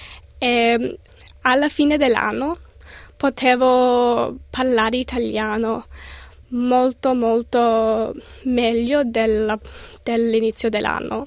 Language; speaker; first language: Italian; non-native, learner; English